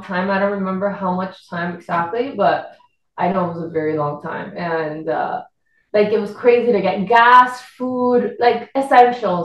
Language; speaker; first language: English; non-native, fluent; Spanish